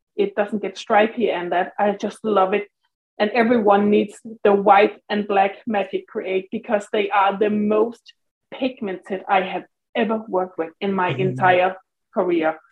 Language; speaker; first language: English; non-native, fluent; Danish